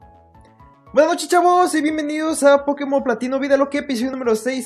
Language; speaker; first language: Spanish; native; Spanish